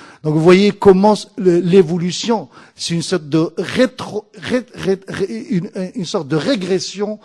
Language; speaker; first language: French; non-native, local second language; Arabic